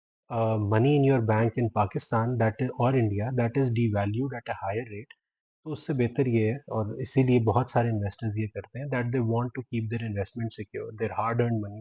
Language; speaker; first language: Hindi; non-native, local second language; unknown